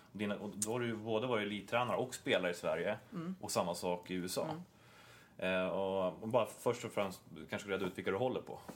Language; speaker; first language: Swedish; native; Swedish